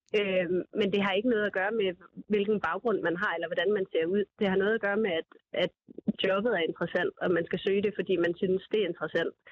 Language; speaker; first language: Danish; early bilingual, other home language; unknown